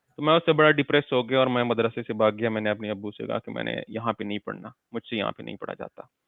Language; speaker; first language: Urdu; non-native, local second language; Pashto